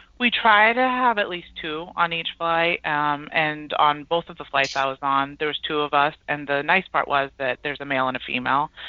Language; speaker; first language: English; early bilingual, other home language; Persian